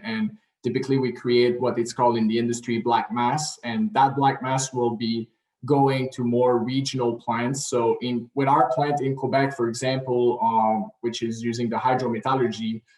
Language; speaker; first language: English; non-native, local second language; French